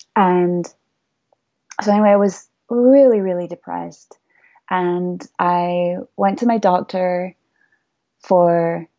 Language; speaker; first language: English; native; English